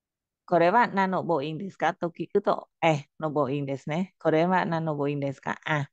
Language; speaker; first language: Japanese; non-native, fluent; Khmer